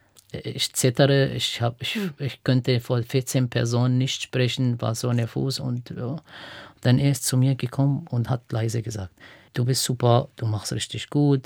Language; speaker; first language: German; non-native, fluent; Arabic